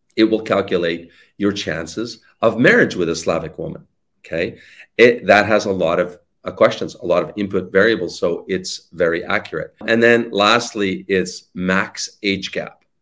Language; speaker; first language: English; native; English